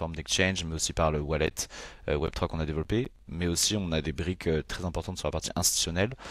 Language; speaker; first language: French; native; French